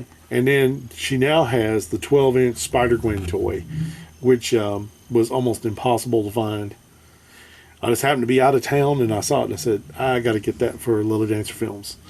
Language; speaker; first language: English; native; English